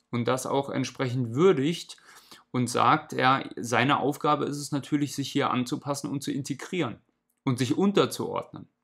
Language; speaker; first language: German; native; German